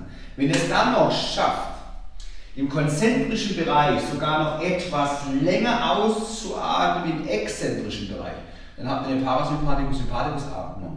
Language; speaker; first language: German; native; German